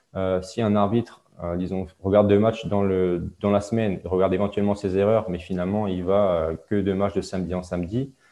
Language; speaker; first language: French; native; French